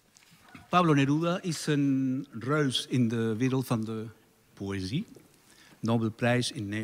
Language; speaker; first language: Dutch; non-native, fluent; Spanish